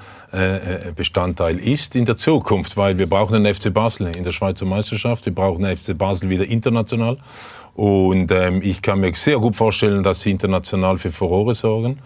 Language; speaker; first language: German; native; German